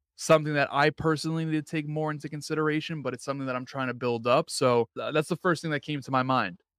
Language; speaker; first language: English; native; English